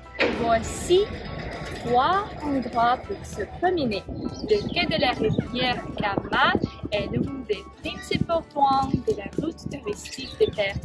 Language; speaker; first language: French; non-native, learner; Russian